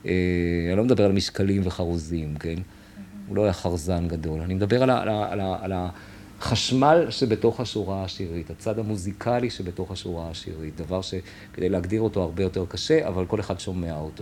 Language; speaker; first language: Hebrew; native; Hebrew